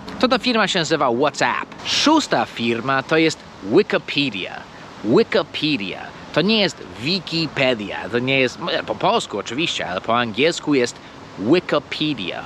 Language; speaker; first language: Polish; non-native, fluent; English